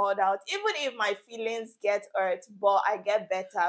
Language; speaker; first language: English; non-native, local second language; Yoruba